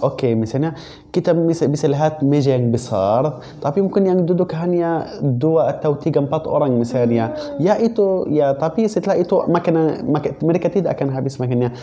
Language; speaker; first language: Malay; non-native, fluent; Arabic